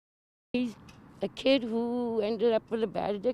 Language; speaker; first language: English; native; English